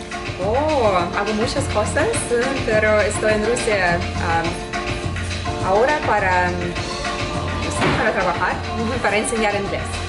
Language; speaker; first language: Spanish; non-native, learner; Russian